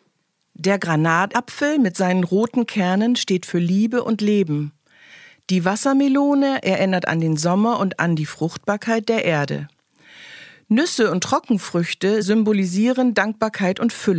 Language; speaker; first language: German; native; German